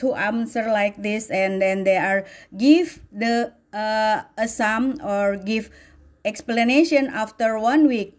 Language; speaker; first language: English; non-native, learner; Indonesian